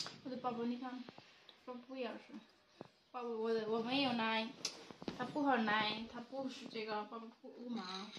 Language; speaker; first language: Chinese; non-native, learner; Nepali